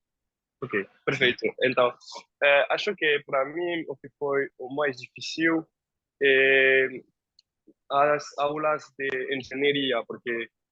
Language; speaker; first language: Portuguese; non-native, fluent; French